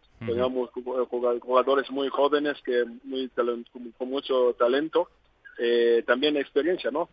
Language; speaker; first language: Spanish; non-native, learner; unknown